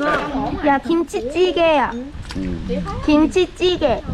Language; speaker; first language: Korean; non-native, learner; Vietnamese